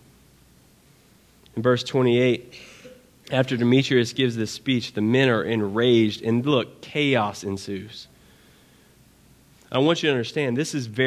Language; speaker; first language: English; native; English